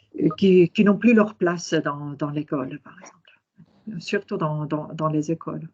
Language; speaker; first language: French; non-native, fluent; Norwegian